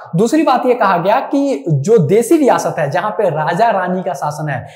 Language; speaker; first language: Hindi; non-native, local second language; Maithili